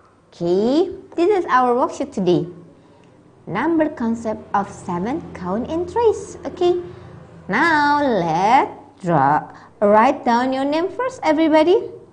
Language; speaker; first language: English; non-native, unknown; Indonesian